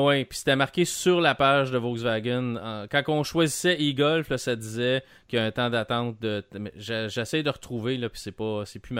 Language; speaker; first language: French; native; French